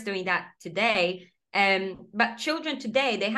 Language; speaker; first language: English; non-native, fluent; Polish